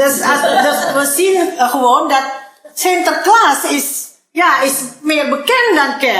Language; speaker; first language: Dutch; non-native, learner; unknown